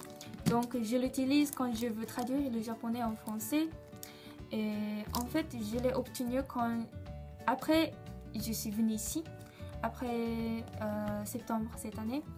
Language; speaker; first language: French; non-native, learner; Japanese